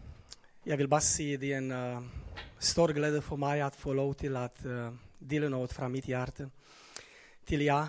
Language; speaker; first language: Norwegian; non-native, fluent; Romanian